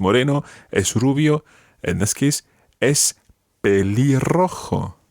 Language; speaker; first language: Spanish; non-native, fluent; English